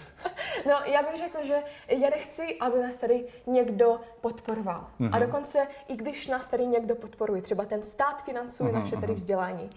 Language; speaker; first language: Czech; non-native, fluent; Russian